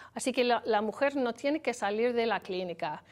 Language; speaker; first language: Spanish; non-native, learner; English